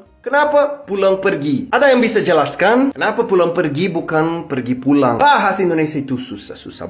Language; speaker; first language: Indonesian; non-native, fluent; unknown